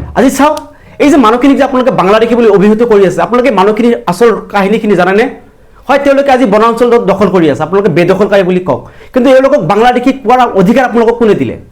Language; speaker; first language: Assamese; non-native, local second language; Bangla